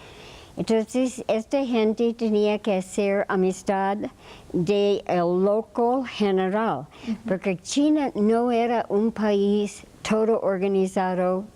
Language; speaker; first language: Spanish; non-native, fluent; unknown